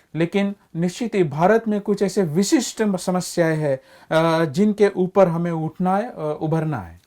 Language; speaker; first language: Hindi; non-native, local second language; Marathi